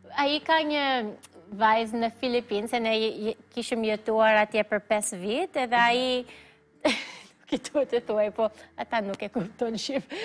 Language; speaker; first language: Albanian; non-native, fluent; Filipino